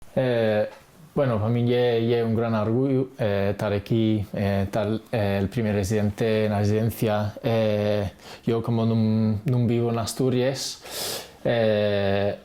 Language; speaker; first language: Spanish; non-native, fluent; English